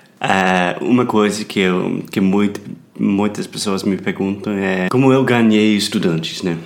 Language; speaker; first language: Portuguese; non-native, fluent; English